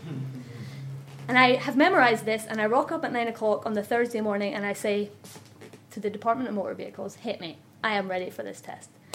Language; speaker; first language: English; native; English